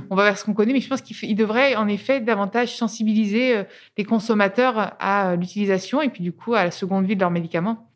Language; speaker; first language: French; non-native, fluent; Italian